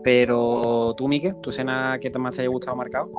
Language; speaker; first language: Spanish; native; Spanish